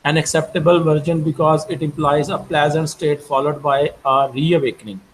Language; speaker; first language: English; non-native, local second language; Urdu